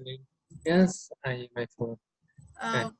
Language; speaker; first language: English; non-native, learner; Vietnamese